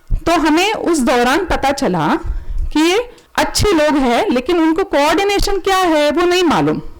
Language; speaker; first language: Hindi; non-native, local second language; Marathi